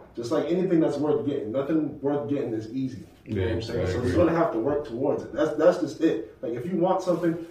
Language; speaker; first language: English; native; English